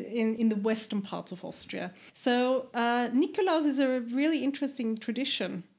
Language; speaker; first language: English; non-native, fluent; German